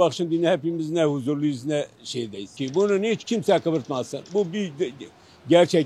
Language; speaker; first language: Turkish; non-native, local second language; Kurdish